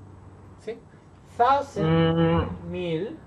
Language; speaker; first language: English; non-native, fluent; Spanish